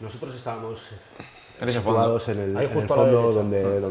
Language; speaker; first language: Spanish; native; Spanish